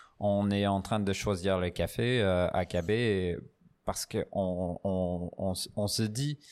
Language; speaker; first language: French; non-native, fluent; English